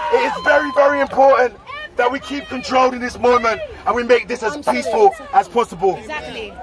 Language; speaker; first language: English; native; English